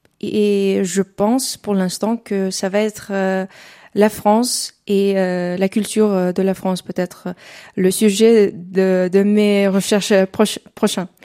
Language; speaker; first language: French; non-native, fluent; Uzbek